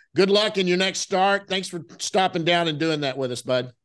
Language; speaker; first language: English; native; English